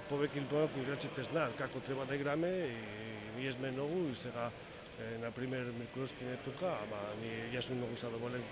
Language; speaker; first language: Macedonian; non-native, learner; Spanish